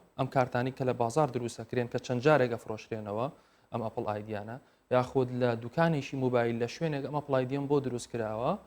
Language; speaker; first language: Central Kurdish; native; Central Kurdish